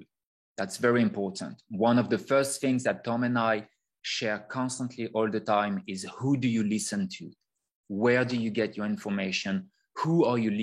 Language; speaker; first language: English; non-native, fluent; French